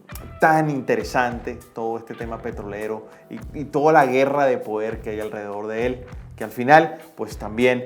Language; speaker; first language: Spanish; native; Spanish